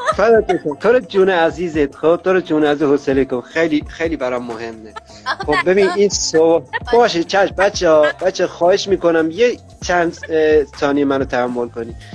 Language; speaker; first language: Persian; non-native, local second language; Azerbaijani